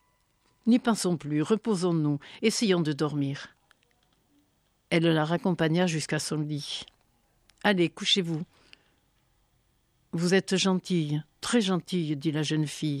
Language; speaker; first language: French; native; French